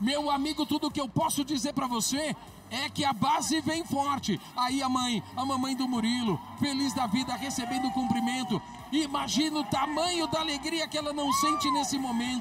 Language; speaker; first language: Portuguese; native; Portuguese